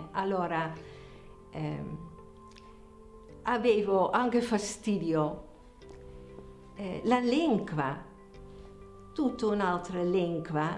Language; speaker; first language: Italian; non-native, fluent; Dutch